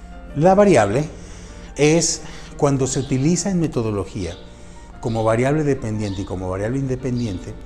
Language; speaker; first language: Spanish; native; Spanish